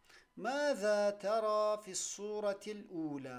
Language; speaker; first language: Arabic; non-native, fluent; Turkish